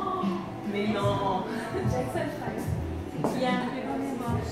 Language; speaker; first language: French; non-native, fluent; English